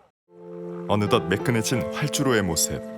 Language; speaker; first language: Korean; native; Korean